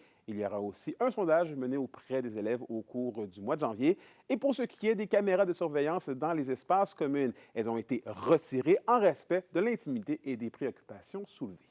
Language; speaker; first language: French; native; French